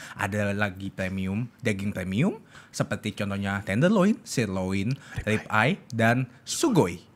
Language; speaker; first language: Indonesian; native; Indonesian